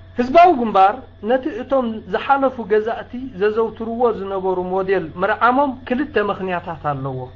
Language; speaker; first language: Tigrinya; native; Tigrinya